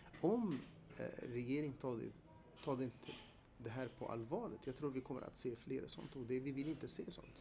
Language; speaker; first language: Swedish; non-native, fluent; Arabic